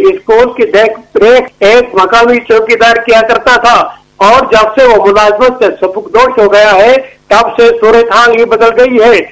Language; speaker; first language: Urdu; non-native, local second language; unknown